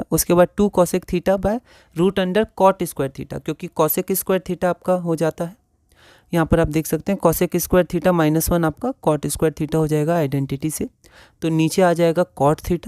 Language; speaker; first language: Hindi; native; Hindi